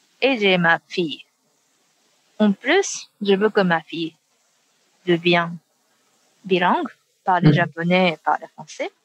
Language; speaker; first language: French; non-native, fluent; Japanese